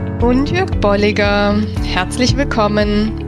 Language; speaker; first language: German; native; German